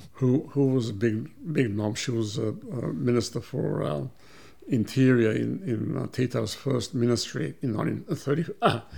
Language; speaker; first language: English; early bilingual, other home language; Serbian